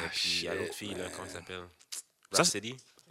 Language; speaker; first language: French; native; French